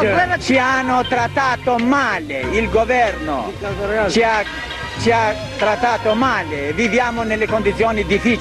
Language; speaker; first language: Italian; non-native, learner; Albanian